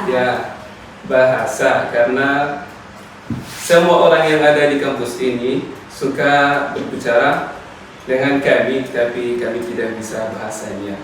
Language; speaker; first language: Indonesian; non-native, learner; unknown